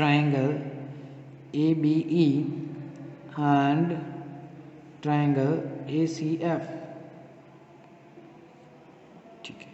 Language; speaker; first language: Hindi; native; Hindi